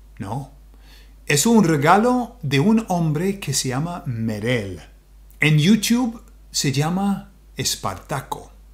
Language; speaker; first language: Spanish; non-native, fluent; English